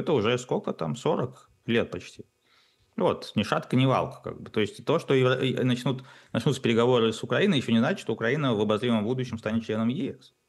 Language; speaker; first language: Russian; native; Russian